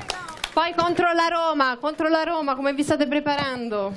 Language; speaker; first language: Italian; native; Italian